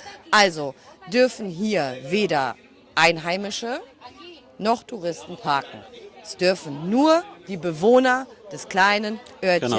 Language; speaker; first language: German; native; German